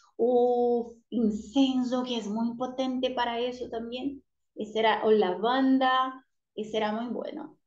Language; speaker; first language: Spanish; non-native, learner; Portuguese